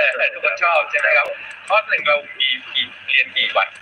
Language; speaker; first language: Thai; native; Thai